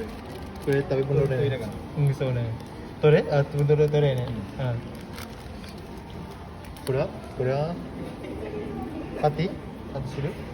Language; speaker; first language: Japanese; non-native, learner; Hmong